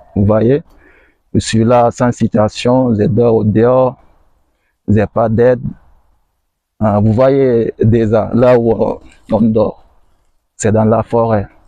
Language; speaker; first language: French; non-native, local second language; Fula